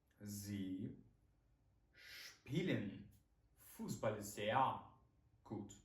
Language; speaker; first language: German; non-native, fluent; Ukrainian